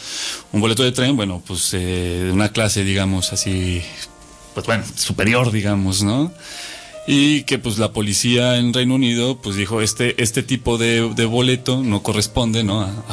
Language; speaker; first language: Spanish; native; Spanish